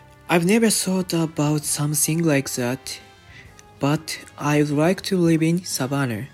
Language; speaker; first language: English; non-native, learner; Japanese